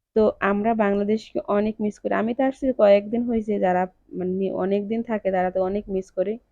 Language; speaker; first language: Bangla; native; Bangla